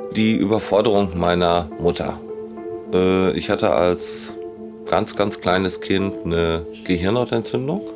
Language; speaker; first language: German; native; German